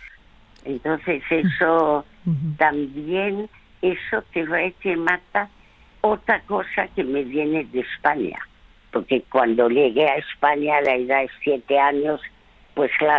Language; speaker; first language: Spanish; early bilingual, other home language; French